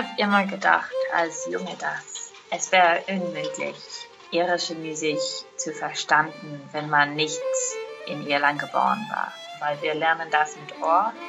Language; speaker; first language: German; non-native, learner; English